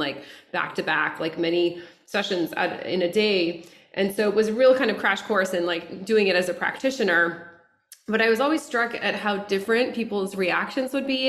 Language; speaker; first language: English; native; English